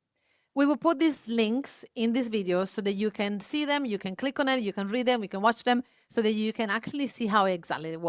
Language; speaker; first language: English; non-native, fluent; Italian